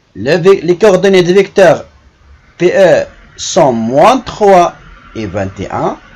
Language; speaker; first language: French; non-native, local second language; Arabic